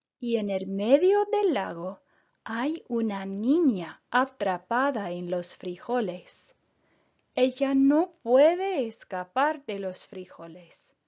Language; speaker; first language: Spanish; non-native, fluent; English